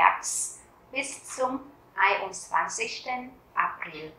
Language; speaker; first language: German; non-native, fluent; Vietnamese